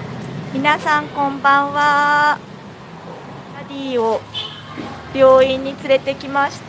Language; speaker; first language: Japanese; native; Japanese